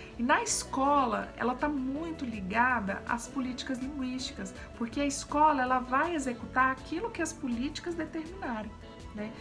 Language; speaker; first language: Portuguese; native; Portuguese